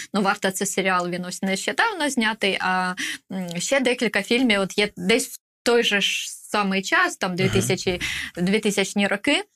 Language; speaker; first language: Ukrainian; native; Ukrainian